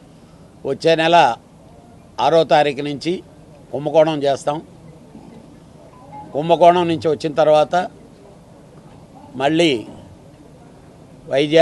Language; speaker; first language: Telugu; native; Telugu